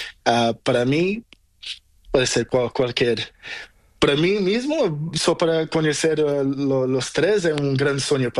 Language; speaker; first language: Spanish; non-native, learner; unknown